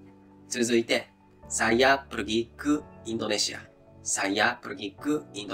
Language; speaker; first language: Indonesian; non-native, fluent; Japanese